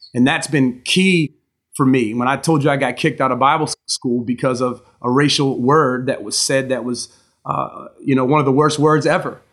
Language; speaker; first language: English; native; English